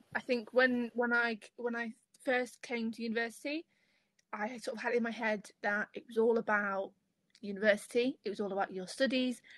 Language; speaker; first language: English; native; English